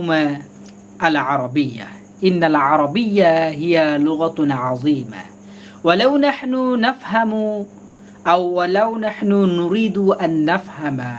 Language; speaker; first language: Arabic; non-native, fluent; Bangla